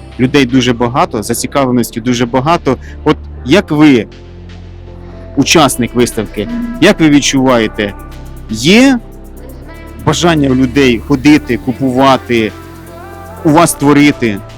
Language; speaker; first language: Ukrainian; native; Ukrainian